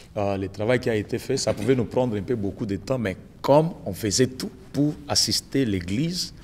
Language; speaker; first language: French; non-native, local second language; Lingala